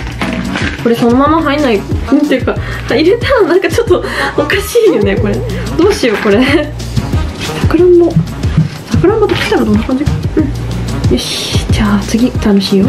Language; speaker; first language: Japanese; native; Japanese